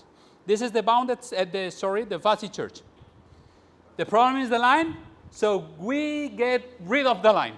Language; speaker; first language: English; non-native, fluent; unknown